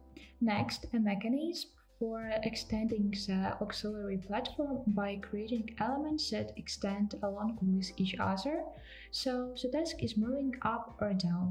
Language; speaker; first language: English; non-native, fluent; Ukrainian